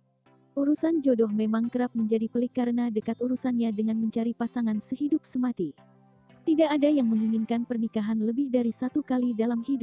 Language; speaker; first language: Indonesian; native; Indonesian